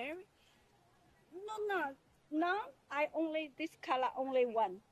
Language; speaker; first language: English; non-native, learner; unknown